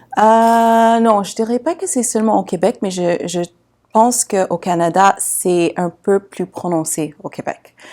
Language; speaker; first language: French; non-native, local second language; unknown